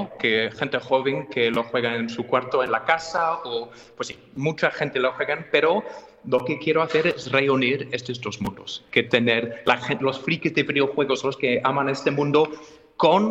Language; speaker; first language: Spanish; non-native, fluent; English